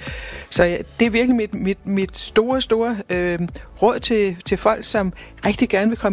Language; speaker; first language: Danish; native; Danish